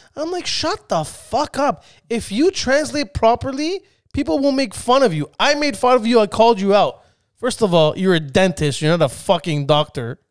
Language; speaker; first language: English; early bilingual, other home language; Spanish